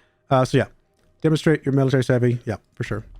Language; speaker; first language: English; native; English